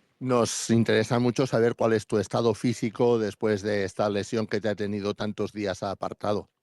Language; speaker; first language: Spanish; native; Spanish